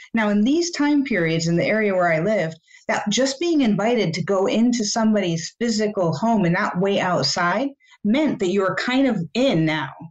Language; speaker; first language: English; native; English